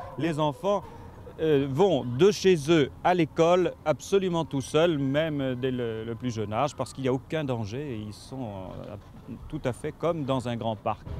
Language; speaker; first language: French; native; French